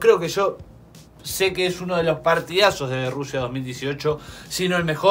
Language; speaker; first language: Spanish; native; Spanish